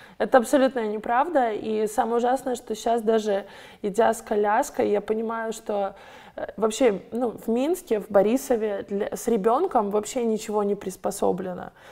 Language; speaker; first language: Russian; native; Russian